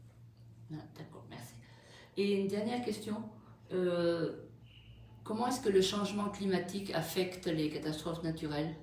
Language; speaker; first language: French; non-native, fluent; English